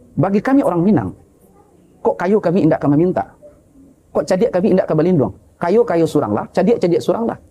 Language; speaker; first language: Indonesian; non-native, local second language; Minangkabau